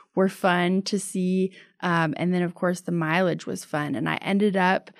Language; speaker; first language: English; native; English